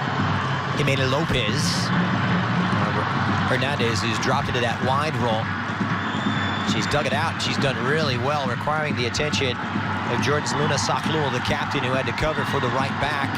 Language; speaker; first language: English; native; English